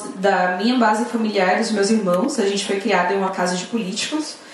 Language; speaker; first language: Portuguese; native; Portuguese